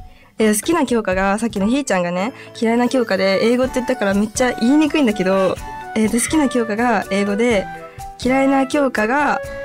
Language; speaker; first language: Japanese; native; Japanese